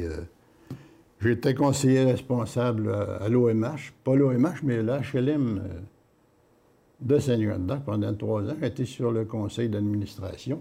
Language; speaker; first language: French; native; French